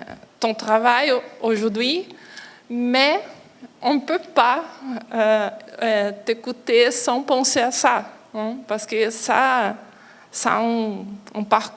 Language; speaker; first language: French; non-native, fluent; Portuguese